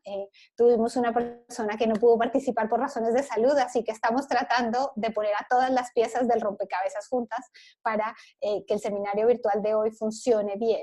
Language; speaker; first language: Spanish; native; Spanish